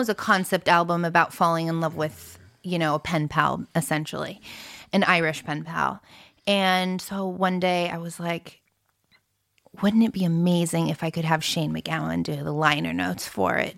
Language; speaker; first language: English; early bilingual, other home language; French